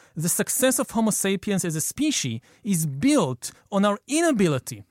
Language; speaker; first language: English; non-native, fluent; Hebrew